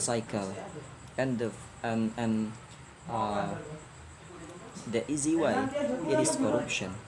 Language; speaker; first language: English; non-native, learner; Indonesian